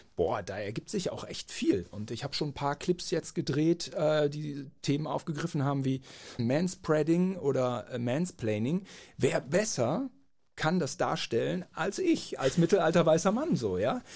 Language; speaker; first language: German; native; German